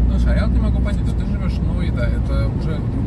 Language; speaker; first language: Russian; native; Russian